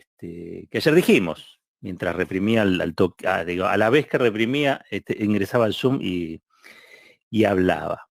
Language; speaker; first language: Spanish; native; Spanish